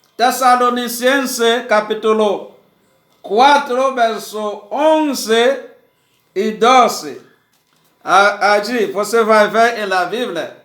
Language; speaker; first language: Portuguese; non-native, learner; Haitian Creole